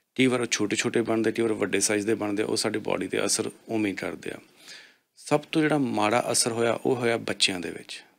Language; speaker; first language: Punjabi; native; Punjabi